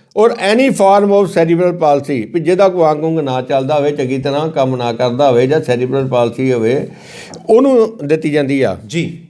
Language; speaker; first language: Punjabi; native; Punjabi